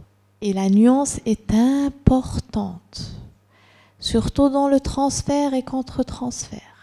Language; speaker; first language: French; non-native, local second language; Arabic